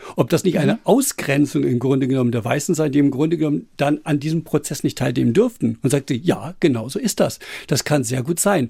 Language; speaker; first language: German; native; German